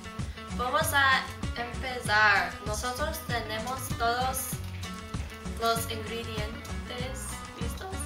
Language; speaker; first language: Spanish; non-native, learner; English